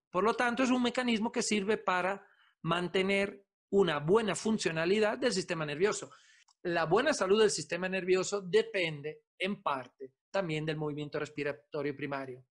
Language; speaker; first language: Spanish; non-native, fluent; Italian